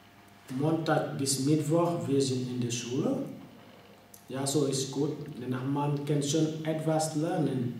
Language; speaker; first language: German; non-native, learner; French